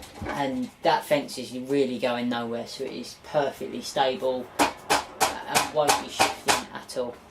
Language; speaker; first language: English; native; English